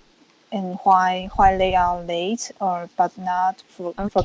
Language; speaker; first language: English; non-native, learner; Chinese